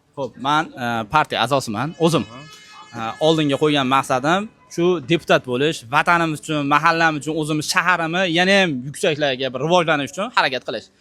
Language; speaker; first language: Uzbek; native; Uzbek